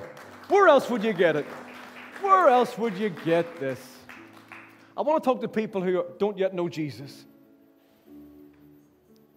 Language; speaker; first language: English; native; English